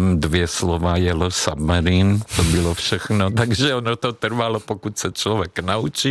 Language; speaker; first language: Czech; non-native, fluent; Hungarian